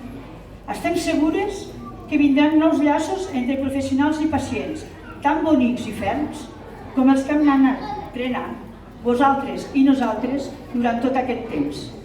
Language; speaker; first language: Catalan; native; Catalan